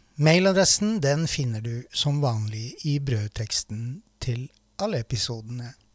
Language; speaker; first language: Norwegian; native; Norwegian